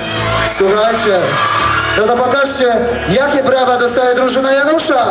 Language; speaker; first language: Polish; native; Polish